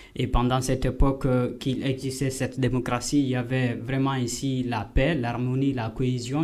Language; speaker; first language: French; non-native, local second language; Fula